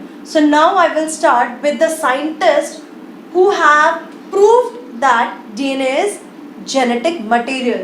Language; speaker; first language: English; non-native, local second language; Hindi